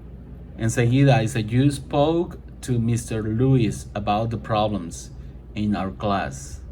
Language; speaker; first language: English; non-native, fluent; Spanish